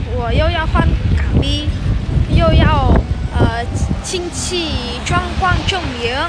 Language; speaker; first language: Chinese; non-native, fluent; Vietnamese